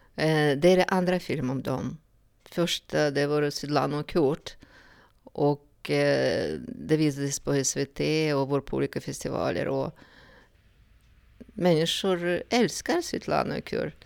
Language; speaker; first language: Swedish; non-native, fluent; Russian